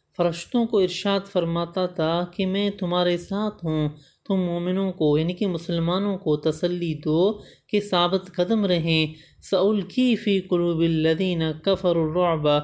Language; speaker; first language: Urdu; native; Urdu